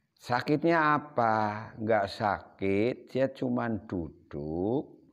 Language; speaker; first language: Indonesian; non-native, local second language; Javanese